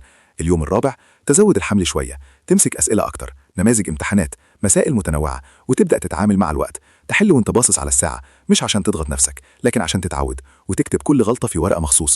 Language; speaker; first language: Arabic; native; Arabic